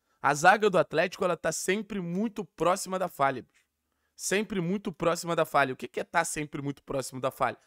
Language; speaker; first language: Portuguese; native; Portuguese